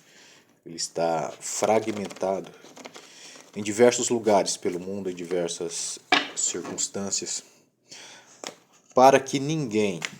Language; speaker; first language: Portuguese; native; Portuguese